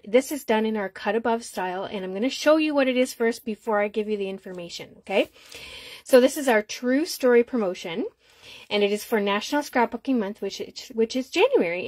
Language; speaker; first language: English; native; English